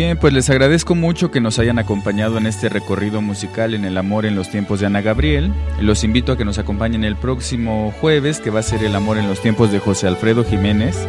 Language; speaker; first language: Spanish; native; Spanish